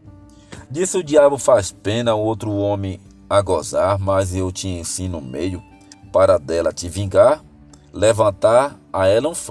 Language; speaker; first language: Portuguese; native; Portuguese